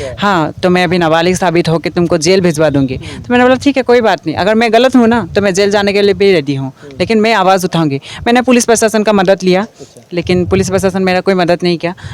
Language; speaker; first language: Hindi; non-native, local second language; Assamese